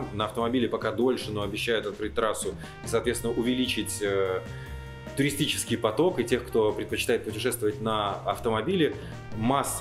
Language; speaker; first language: Russian; native; Russian